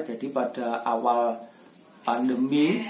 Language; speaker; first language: Indonesian; non-native, local second language; Javanese